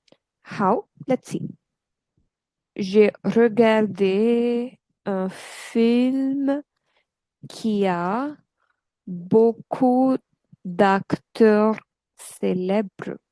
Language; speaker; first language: French; non-native, fluent; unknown